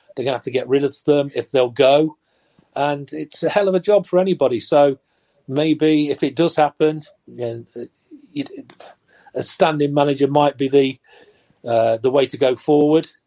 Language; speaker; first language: English; native; English